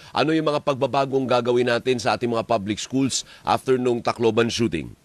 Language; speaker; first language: Filipino; native; Filipino